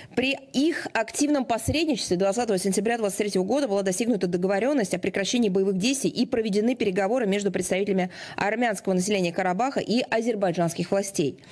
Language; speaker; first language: Russian; native; Russian